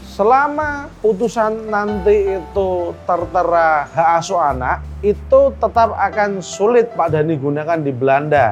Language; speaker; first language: Indonesian; native; Indonesian